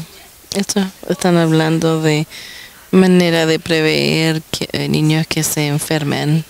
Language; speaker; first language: Spanish; non-native, fluent; English